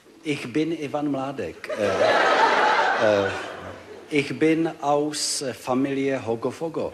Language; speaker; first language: German; non-native, learner; Czech